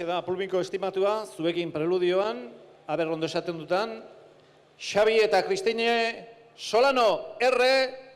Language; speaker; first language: Basque; native; Basque